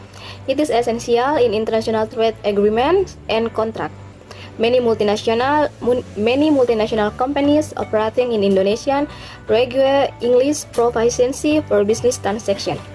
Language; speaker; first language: English; non-native, learner; Indonesian